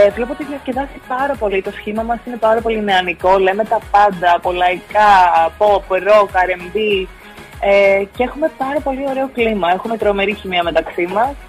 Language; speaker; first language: Greek; early bilingual, heritage; Greek